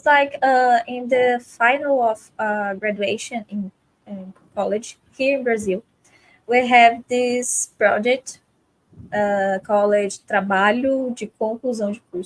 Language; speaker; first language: English; non-native, fluent; Portuguese